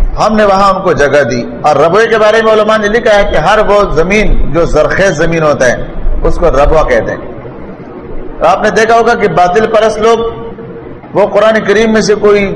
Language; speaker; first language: Urdu; non-native, local second language; Pashto